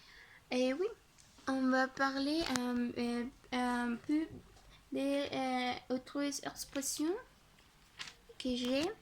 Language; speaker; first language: French; non-native, learner; Spanish